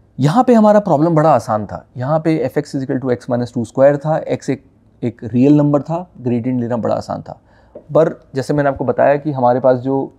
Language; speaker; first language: Hindi; native; Hindi